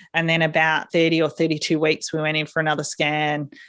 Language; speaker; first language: English; native; English